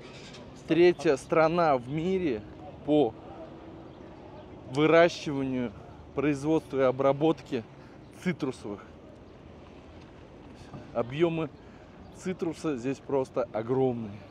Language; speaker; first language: Russian; native; Russian